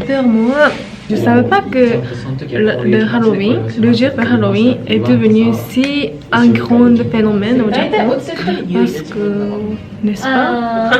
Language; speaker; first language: French; non-native, learner; Japanese